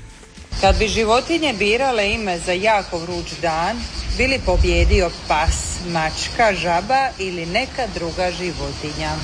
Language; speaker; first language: Serbian; native; Serbian